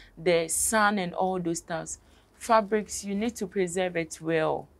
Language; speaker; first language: English; non-native, local second language; Akan